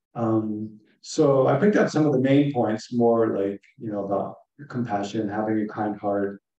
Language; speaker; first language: English; native; English